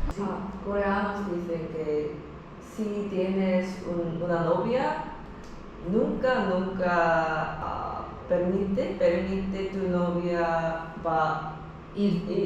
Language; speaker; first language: Spanish; non-native, learner; Korean